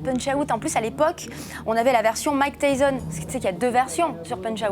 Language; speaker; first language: French; native; French